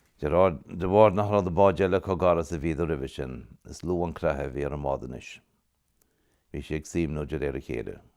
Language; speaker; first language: Irish; native; Irish